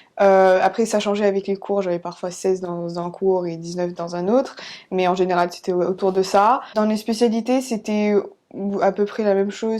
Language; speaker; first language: French; early bilingual, other home language; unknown